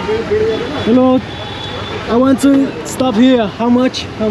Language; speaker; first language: English; non-native, learner; Vietnamese